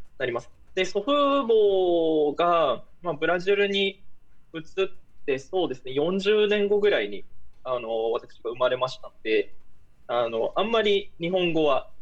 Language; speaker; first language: Japanese; early bilingual, other home language; Portuguese